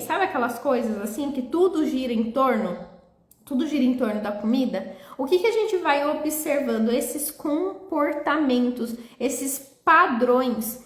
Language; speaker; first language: Portuguese; native; Portuguese